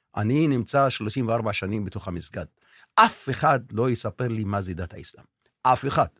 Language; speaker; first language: Hebrew; non-native, local second language; Arabic